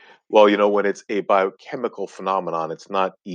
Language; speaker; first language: English; non-native, local second language; Akan